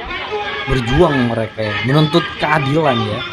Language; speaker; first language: Indonesian; native; Indonesian